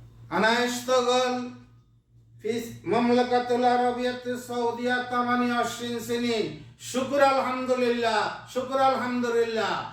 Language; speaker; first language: Arabic; non-native, learner; Bangla